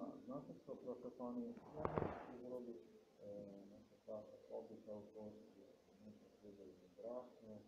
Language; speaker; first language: Polish; non-native, learner; Croatian